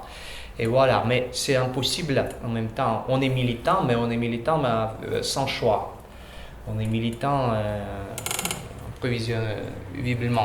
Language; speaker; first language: French; non-native, learner; Russian